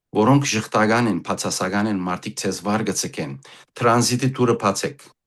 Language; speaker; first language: Armenian; early bilingual, heritage; Armenian